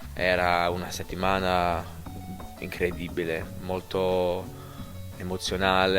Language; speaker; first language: Italian; non-native, fluent; English